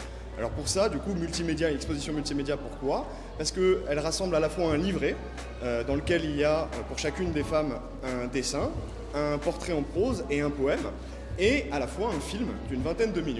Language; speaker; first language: French; native; French